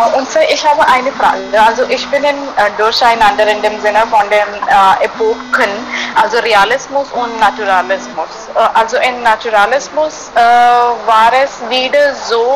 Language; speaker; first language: German; non-native, fluent; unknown